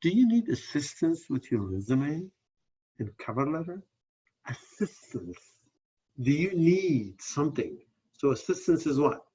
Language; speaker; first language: English; non-native, fluent; Persian